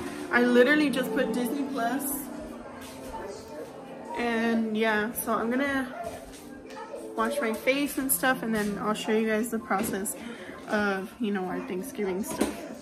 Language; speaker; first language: English; early bilingual, other home language; Spanish